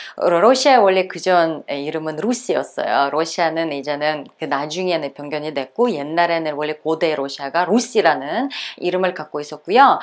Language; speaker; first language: Korean; non-native, fluent; Uzbek